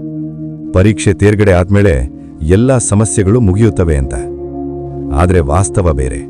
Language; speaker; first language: Kannada; native; Kannada